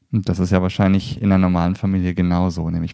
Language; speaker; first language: German; native; German